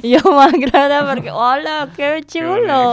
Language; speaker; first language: Catalan; non-native, learner; Indonesian